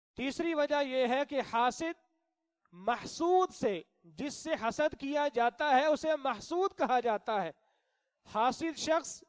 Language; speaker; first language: Urdu; non-native, local second language; Punjabi